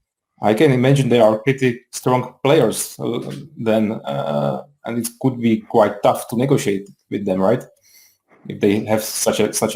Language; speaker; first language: English; non-native, fluent; Czech